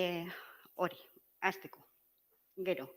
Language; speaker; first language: Basque; non-native, local second language; Spanish